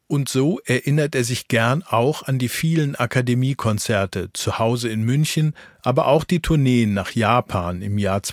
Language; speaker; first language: German; native; German